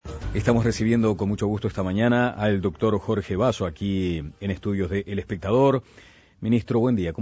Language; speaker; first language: Spanish; native; Spanish